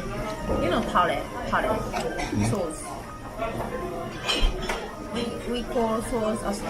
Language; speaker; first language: English; non-native, learner; Japanese